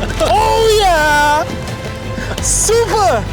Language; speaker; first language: German; non-native, learner; Dutch